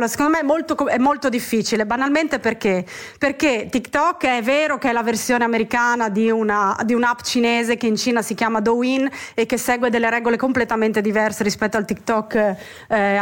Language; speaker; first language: Italian; native; Italian